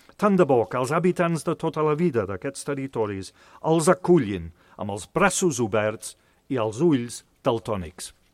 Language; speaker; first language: Catalan; non-native, fluent; English